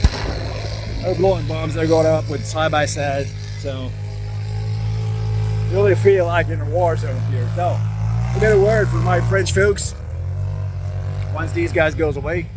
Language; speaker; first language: English; non-native, local second language; French